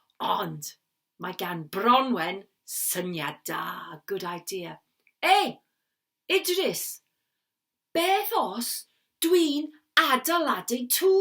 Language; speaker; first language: Welsh; non-native, learner; English